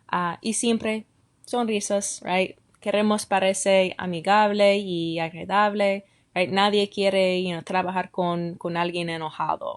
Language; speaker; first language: Spanish; non-native, fluent; English